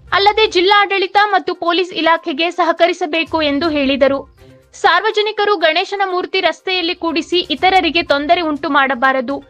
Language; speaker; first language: Kannada; native; Kannada